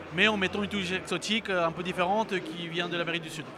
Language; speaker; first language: French; non-native, fluent; Spanish